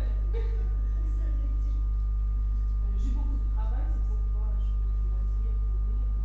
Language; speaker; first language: French; non-native, fluent; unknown